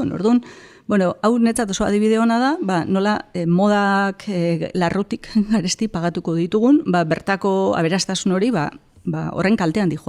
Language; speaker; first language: Basque; native; Basque